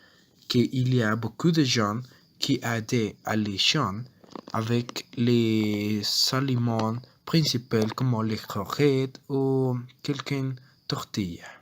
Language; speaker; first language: French; non-native, learner; Spanish